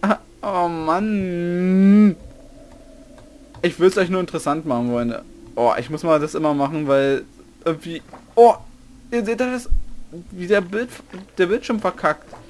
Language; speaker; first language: German; native; German